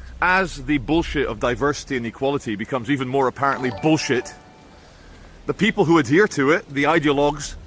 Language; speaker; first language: English; native; English